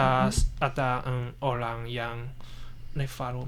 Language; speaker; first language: Indonesian; non-native, learner; Chinese